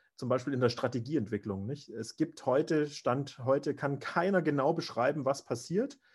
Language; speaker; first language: German; non-native, fluent; Finnish